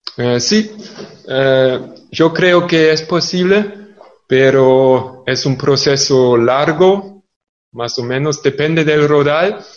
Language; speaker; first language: Spanish; non-native, fluent; German